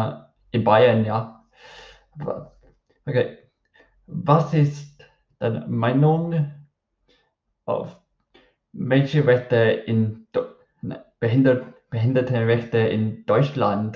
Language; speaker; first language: German; non-native, learner; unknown